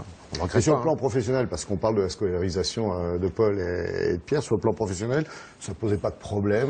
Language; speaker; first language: French; native; French